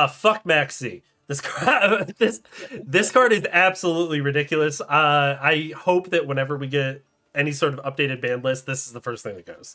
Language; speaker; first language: English; native; English